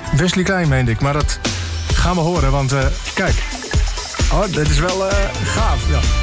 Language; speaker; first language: Dutch; native; Dutch